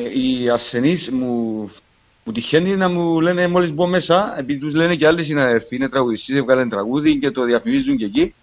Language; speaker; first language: Greek; native; Greek